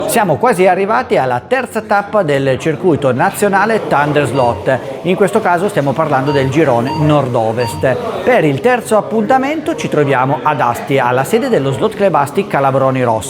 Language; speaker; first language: Italian; native; Italian